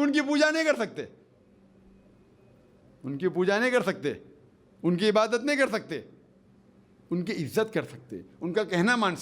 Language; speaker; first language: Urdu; non-native, local second language; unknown